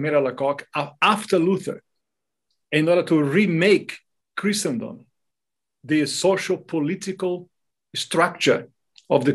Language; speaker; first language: English; non-native, fluent; Portuguese